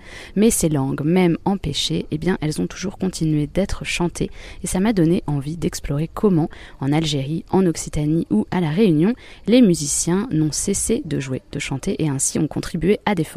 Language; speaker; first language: French; native; French